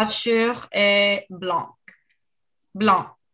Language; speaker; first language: French; non-native, learner; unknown